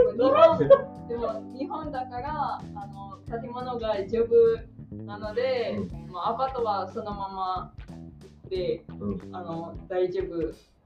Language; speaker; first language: Japanese; non-native, learner; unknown